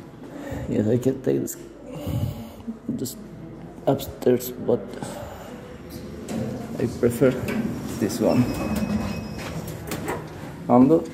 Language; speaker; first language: English; non-native, learner; Romanian